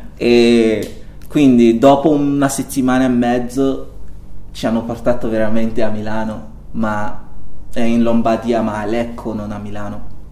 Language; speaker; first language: Italian; non-native, fluent; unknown